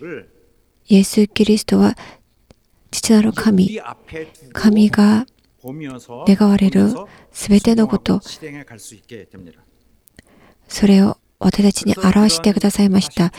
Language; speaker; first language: Japanese; non-native, learner; Korean